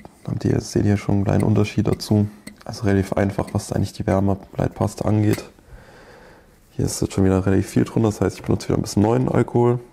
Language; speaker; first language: German; native; German